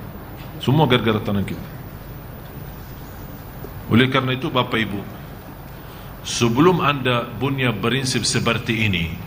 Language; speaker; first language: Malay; non-native, fluent; Arabic